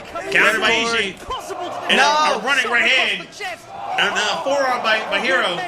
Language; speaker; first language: English; native; English